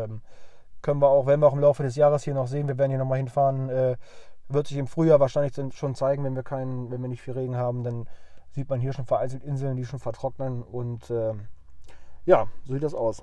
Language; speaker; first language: German; native; German